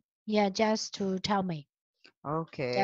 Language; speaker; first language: English; non-native, learner; Chinese